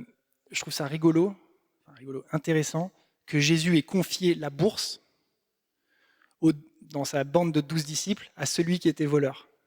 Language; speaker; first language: French; native; French